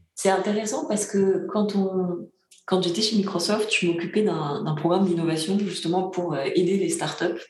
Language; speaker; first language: French; early bilingual, other home language; Bulgarian